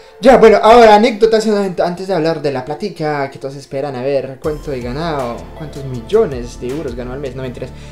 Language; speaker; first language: Spanish; non-native, fluent; French